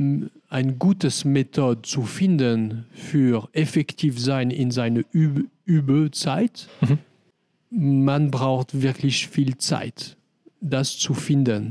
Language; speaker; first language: German; non-native, learner; French